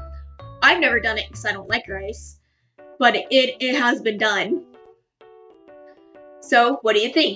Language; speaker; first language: English; native; English